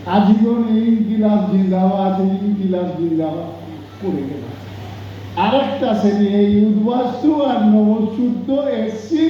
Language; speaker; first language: Bangla; non-native, local second language; Santali